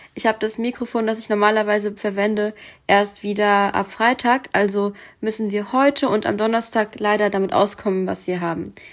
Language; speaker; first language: German; early bilingual, other home language; Russian